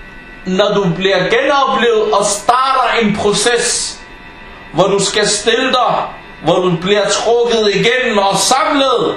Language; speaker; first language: Danish; early bilingual, other home language; Arabic